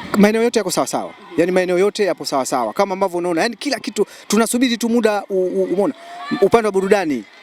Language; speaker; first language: Swahili; native; Swahili